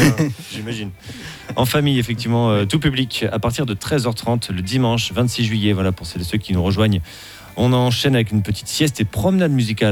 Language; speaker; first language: French; native; French